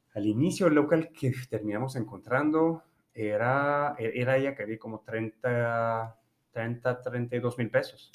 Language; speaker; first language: Spanish; non-native, fluent; French